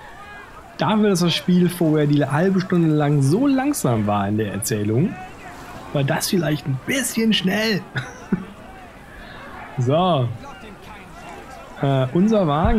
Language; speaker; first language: German; native; German